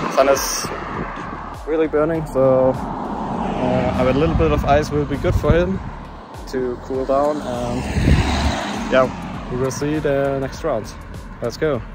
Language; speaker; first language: English; non-native, fluent; German